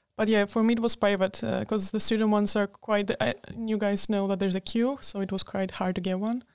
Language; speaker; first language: English; non-native, fluent; Greek